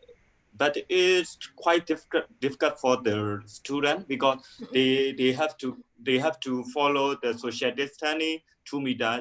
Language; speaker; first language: English; non-native, learner; Burmese